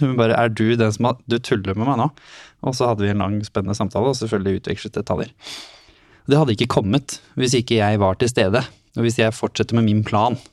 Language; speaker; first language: Norwegian; native; Norwegian